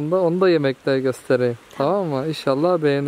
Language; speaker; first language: Turkish; native; Turkish